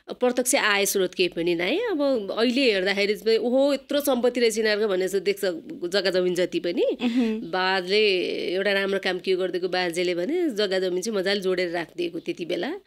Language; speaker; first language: Nepali; non-native, local second language; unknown